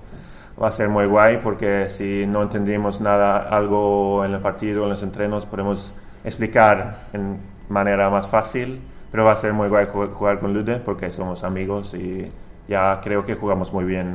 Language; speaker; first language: Spanish; non-native, fluent; Swedish